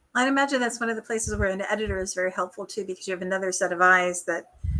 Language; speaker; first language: English; native; English